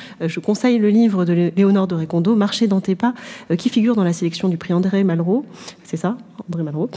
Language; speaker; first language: French; native; French